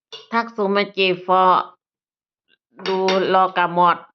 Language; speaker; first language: Swedish; non-native, learner; Thai